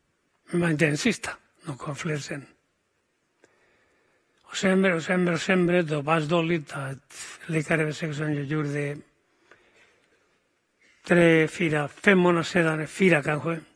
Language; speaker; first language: Swedish; non-native, fluent; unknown